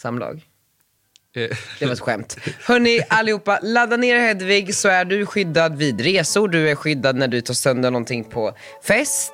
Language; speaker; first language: Swedish; native; Swedish